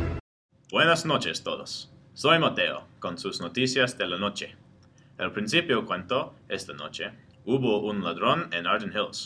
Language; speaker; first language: Spanish; non-native, learner; English